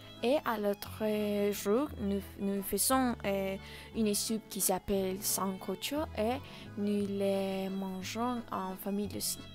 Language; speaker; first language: French; non-native, learner; Spanish